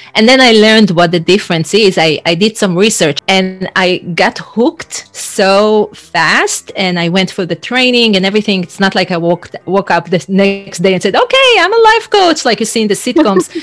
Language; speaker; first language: English; non-native, fluent; Hebrew